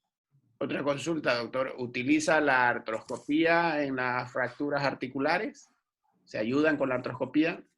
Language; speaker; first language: Spanish; native; Spanish